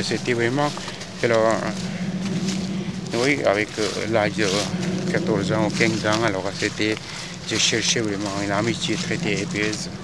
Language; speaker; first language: French; non-native, fluent; Korean